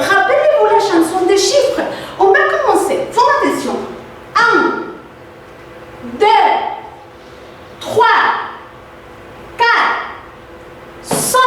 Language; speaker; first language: French; non-native, fluent; Spanish